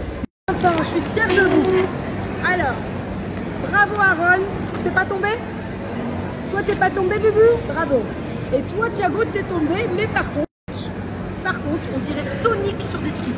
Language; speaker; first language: French; native; French